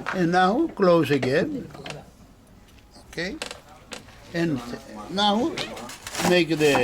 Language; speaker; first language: English; non-native, learner; Greek